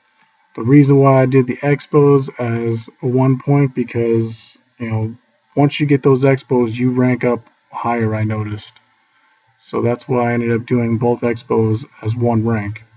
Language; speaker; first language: English; native; English